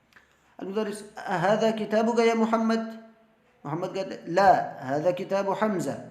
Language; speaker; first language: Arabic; non-native, fluent; Urdu